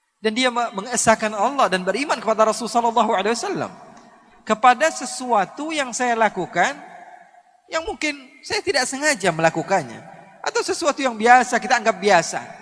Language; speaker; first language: Indonesian; native; Indonesian